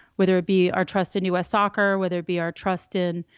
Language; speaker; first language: English; native; English